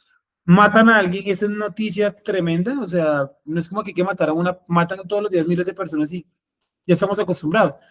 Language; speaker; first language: Spanish; native; Spanish